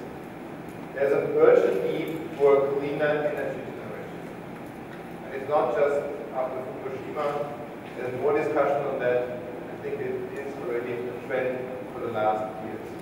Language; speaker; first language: English; non-native, fluent; German